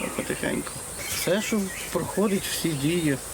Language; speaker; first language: Ukrainian; native; Ukrainian